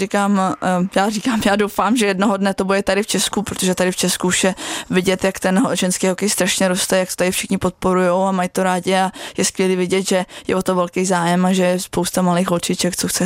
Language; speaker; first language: Czech; native; Czech